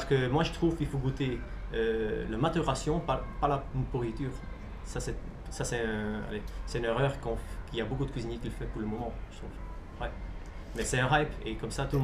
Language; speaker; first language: French; non-native, local second language; Dutch